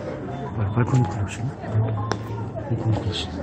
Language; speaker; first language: Korean; native; Korean